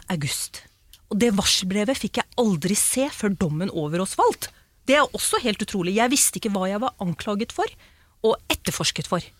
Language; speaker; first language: Norwegian; early bilingual, other home language; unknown